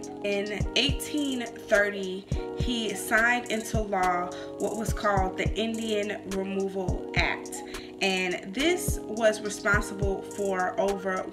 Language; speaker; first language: English; native; English